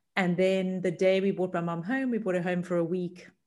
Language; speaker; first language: English; native; English